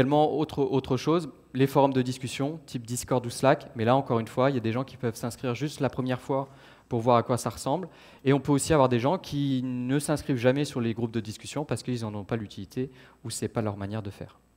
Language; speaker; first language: French; native; French